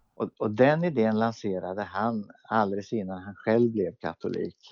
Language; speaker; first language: Swedish; native; Swedish